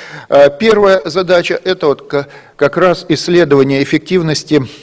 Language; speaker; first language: Russian; native; Russian